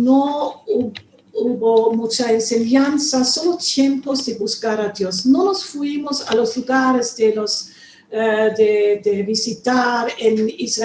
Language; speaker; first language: Spanish; non-native, fluent; German